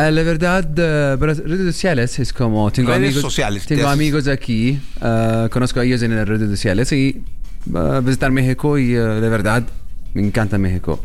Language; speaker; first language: Spanish; non-native, learner; Arabic